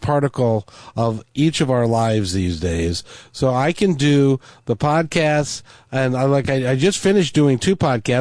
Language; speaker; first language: English; native; English